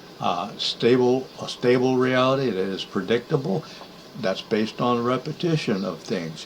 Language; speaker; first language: English; native; English